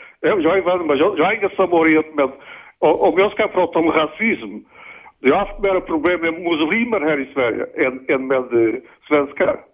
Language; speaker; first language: Swedish; non-native, fluent; Portuguese